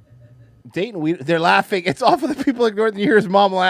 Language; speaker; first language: English; native; English